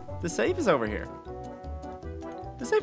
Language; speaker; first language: English; native; English